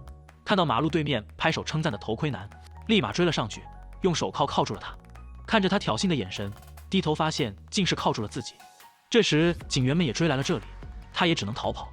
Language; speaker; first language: Chinese; native; Chinese